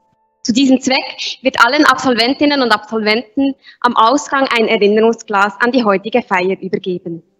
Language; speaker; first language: German; native; German